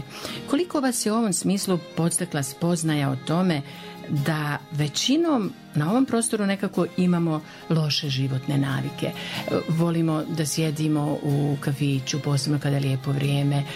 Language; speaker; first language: Serbian; native; Serbian